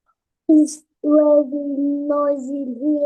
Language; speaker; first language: English; non-native, learner; Vietnamese